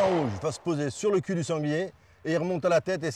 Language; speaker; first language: French; native; French